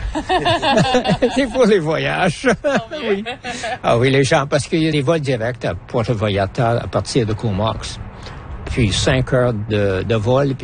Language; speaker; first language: French; native; French